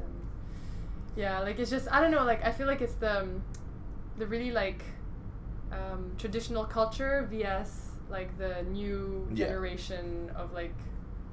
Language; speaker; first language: English; non-native, local second language; Cantonese